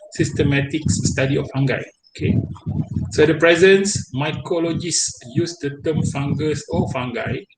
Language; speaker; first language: English; non-native, local second language; Malay